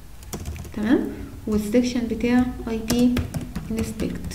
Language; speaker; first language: Arabic; native; Arabic